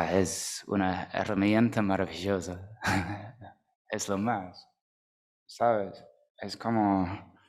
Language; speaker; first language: Spanish; non-native, fluent; English